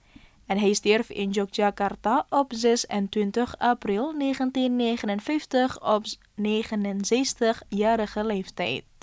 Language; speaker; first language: Dutch; non-native, fluent; Indonesian